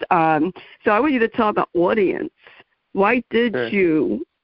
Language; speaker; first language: English; native; English